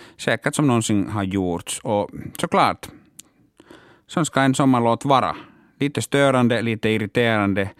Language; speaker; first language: Swedish; non-native, local second language; Finnish